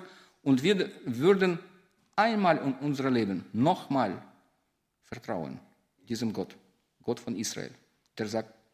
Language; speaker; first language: German; non-native, fluent; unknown